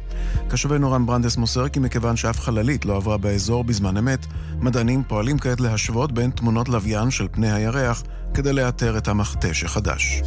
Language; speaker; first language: Hebrew; native; Hebrew